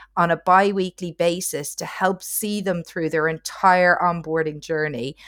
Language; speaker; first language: English; native; English